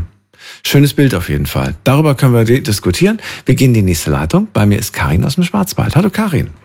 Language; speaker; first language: German; native; German